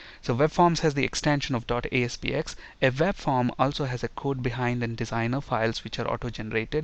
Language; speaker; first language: English; non-native, local second language; Telugu